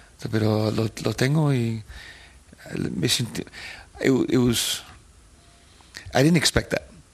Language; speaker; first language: English; early bilingual, other home language; Spanish